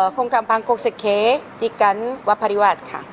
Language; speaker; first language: Thai; non-native, learner; Korean